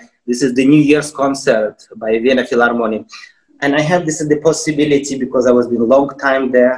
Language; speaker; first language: English; non-native, fluent; Russian